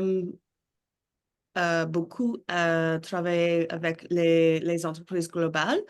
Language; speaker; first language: French; non-native, learner; English